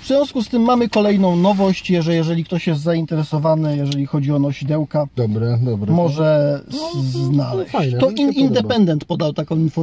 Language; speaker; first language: Polish; native; Polish